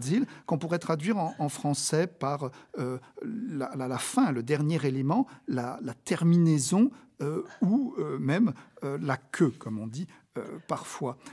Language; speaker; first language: French; native; French